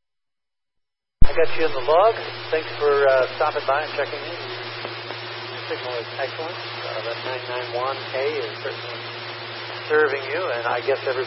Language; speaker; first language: English; native; English